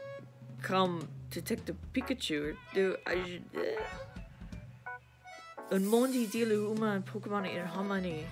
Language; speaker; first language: French; non-native, learner; English